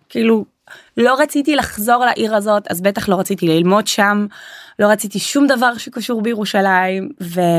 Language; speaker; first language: Hebrew; non-native, local second language; Arabic